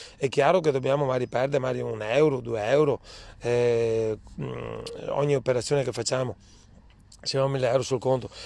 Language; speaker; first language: Italian; native; Italian